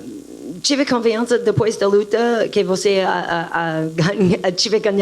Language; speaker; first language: Portuguese; non-native, learner; English